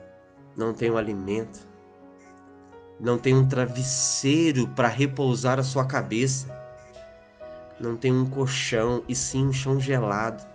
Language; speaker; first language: Portuguese; native; Portuguese